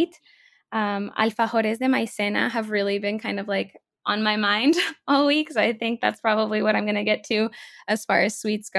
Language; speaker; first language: English; native; English